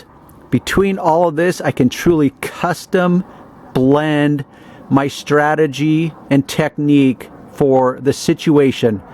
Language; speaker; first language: English; native; English